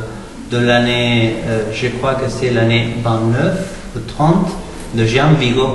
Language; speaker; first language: French; non-native, learner; Spanish